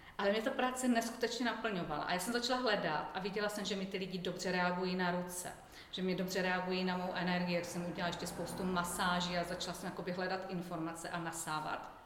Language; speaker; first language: Czech; native; Czech